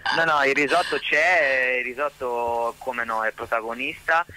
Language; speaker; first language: Italian; native; Italian